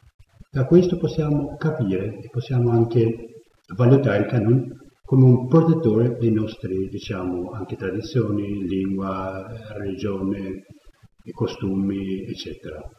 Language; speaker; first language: Italian; non-native, fluent; Albanian